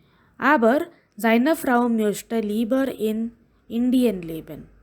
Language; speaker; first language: German; non-native, fluent; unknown